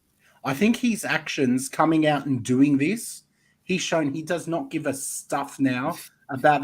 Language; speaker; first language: English; native; English